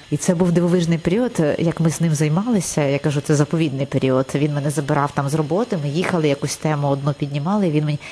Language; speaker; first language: Ukrainian; non-native, local second language; Russian